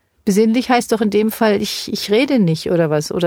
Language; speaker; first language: German; native; German